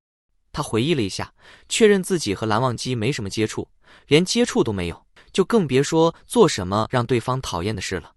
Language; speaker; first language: Chinese; native; Chinese